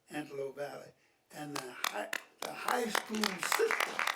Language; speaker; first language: English; native; English